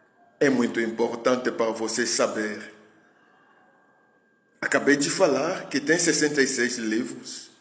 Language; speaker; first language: Portuguese; non-native, fluent; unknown